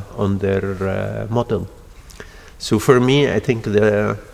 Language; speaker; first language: English; non-native, fluent; Arabic